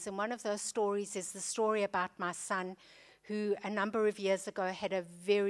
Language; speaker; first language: English; native; English